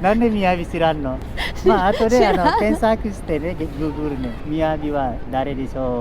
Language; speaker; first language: Japanese; non-native, fluent; Indonesian